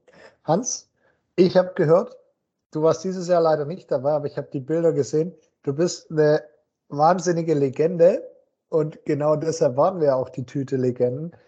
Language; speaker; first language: German; native; German